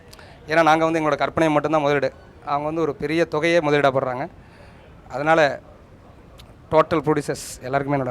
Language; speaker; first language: Tamil; native; Tamil